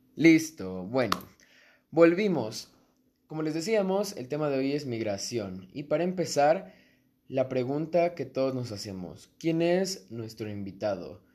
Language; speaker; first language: Spanish; native; Spanish